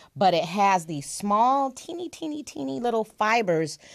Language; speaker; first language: English; native; English